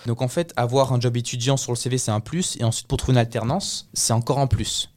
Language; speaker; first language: French; early bilingual, other home language; Spanish